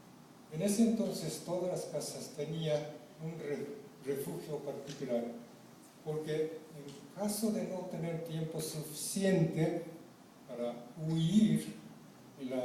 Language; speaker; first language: Spanish; non-native, fluent; Japanese